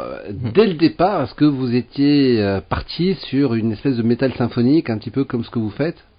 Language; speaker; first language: French; non-native, local second language; Arabic